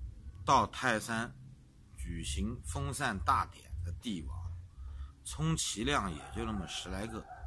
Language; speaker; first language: Chinese; native; Chinese